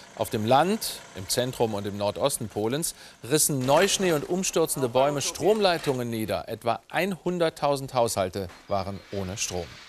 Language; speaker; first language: German; native; German